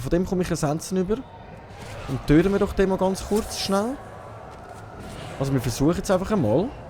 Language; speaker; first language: German; native; German